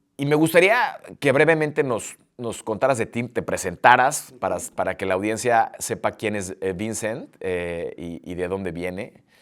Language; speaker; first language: Spanish; native; Spanish